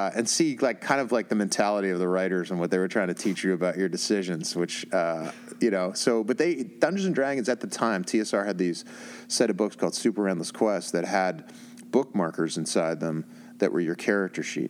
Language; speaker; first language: English; native; English